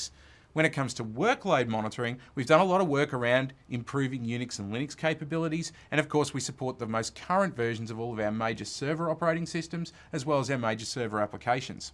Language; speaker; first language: English; native; English